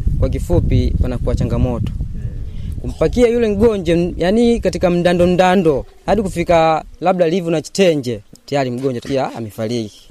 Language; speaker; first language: Swahili; non-native, local second language; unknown